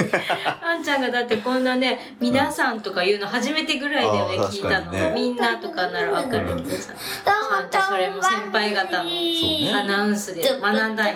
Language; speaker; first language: Japanese; native; Japanese